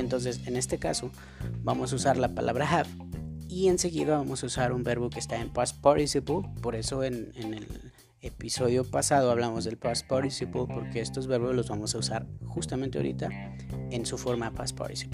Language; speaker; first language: Spanish; native; Spanish